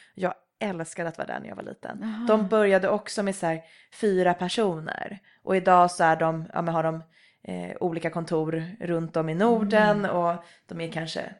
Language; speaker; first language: Swedish; native; Swedish